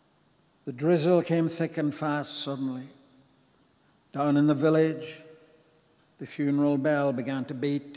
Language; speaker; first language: English; native; English